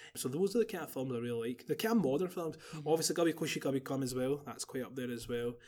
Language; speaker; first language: English; native; English